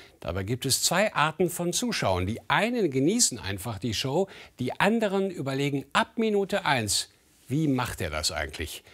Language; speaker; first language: German; native; German